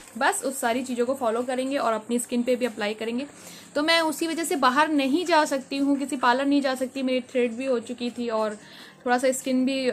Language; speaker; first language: Hindi; native; Hindi